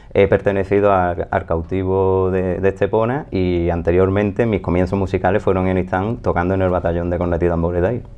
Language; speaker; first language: Spanish; native; Spanish